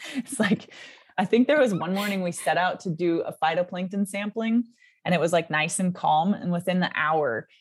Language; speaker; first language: English; native; English